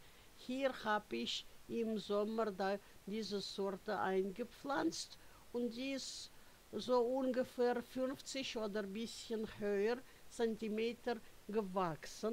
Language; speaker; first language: German; non-native, fluent; Russian